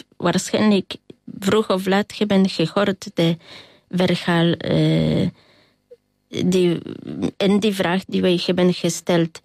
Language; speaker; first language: Dutch; non-native, learner; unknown